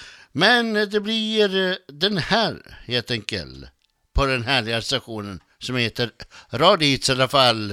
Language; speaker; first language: Swedish; native; Swedish